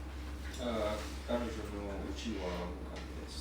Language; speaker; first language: Japanese; non-native, learner; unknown